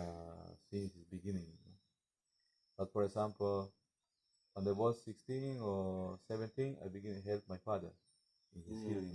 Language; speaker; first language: English; non-native, learner; Spanish